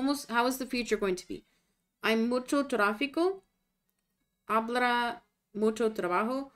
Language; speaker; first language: Spanish; non-native, learner; English